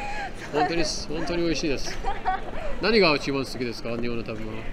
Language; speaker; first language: Japanese; non-native, learner; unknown